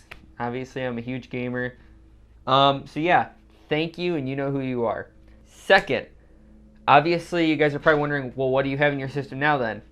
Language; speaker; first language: English; native; English